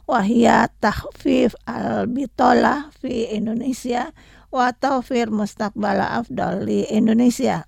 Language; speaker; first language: Arabic; non-native, fluent; Indonesian